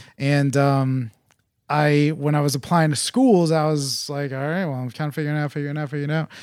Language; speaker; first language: English; native; English